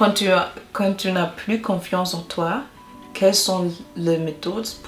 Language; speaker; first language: French; non-native, learner; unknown